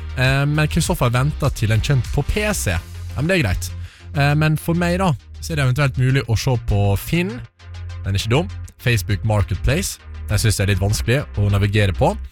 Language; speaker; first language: Norwegian; native; Norwegian